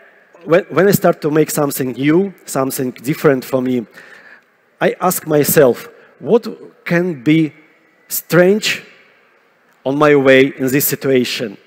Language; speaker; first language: English; non-native, fluent; Russian